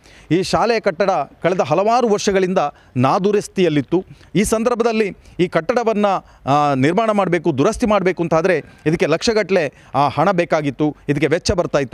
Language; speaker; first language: Kannada; native; Kannada